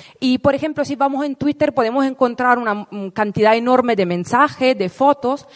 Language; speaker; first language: Spanish; non-native, fluent; Italian